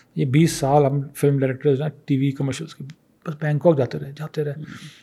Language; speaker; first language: Urdu; native; Urdu